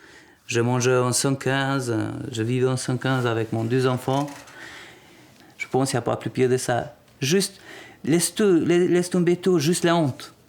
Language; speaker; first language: French; non-native, learner; Albanian